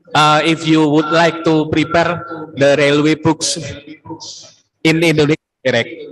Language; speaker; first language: English; non-native, learner; Indonesian